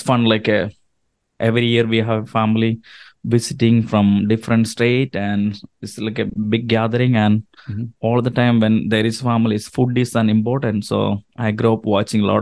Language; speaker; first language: English; non-native, local second language; Malayalam